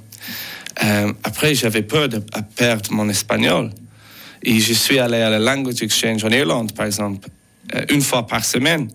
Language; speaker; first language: French; non-native, learner; English